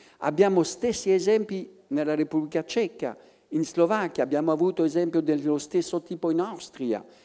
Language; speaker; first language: Italian; non-native, fluent; French